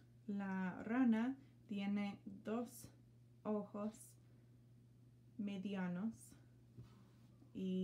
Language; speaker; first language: Spanish; non-native, learner; English